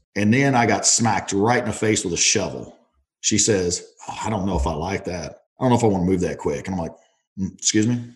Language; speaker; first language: English; native; English